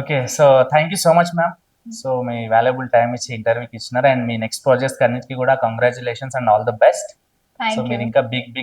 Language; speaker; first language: Telugu; native; Telugu